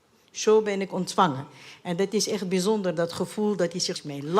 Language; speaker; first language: Dutch; non-native, fluent; Arabic